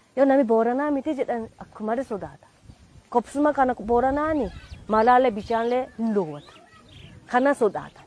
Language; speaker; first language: Oromo; non-native, fluent; Japanese